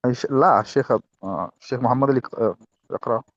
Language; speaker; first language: Arabic; non-native, fluent; Urdu